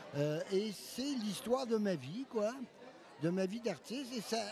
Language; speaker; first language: French; native; French